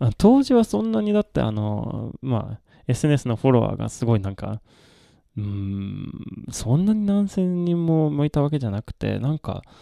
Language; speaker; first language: Japanese; non-native, fluent; Swedish